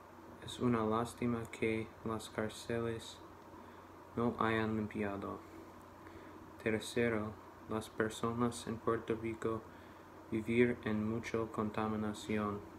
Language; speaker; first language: Spanish; non-native, learner; English